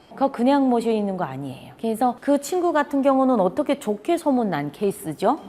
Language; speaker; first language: Korean; native; Korean